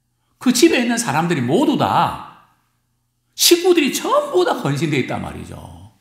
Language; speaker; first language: Korean; native; Korean